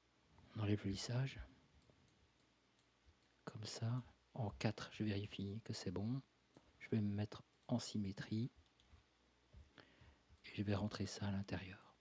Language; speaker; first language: French; native; French